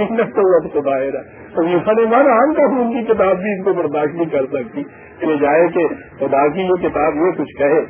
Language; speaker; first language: Urdu; non-native, local second language; Punjabi